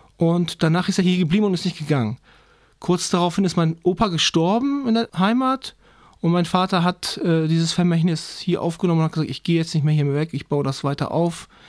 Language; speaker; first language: German; early bilingual, other home language; Turkish